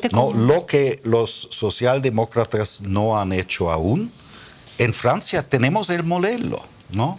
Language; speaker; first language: Spanish; non-native, fluent; German